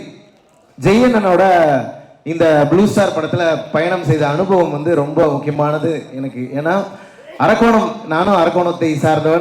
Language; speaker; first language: Tamil; native; Tamil